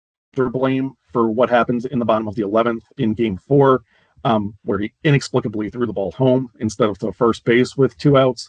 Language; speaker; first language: English; native; English